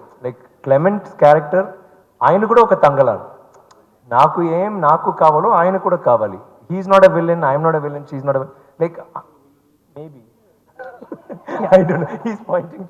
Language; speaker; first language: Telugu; non-native, learner; Tamil